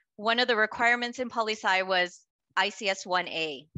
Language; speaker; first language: English; native; English